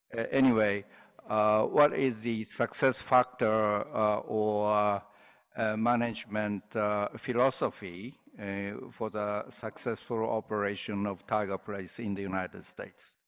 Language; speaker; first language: English; non-native, fluent; Japanese